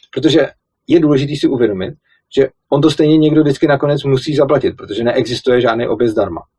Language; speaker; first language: Czech; native; Czech